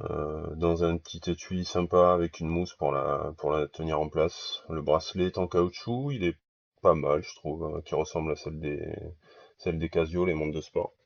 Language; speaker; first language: French; native; French